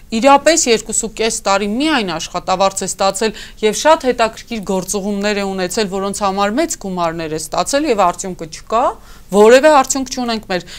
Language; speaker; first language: Armenian; native; Armenian